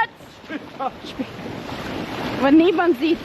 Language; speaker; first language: German; non-native, learner; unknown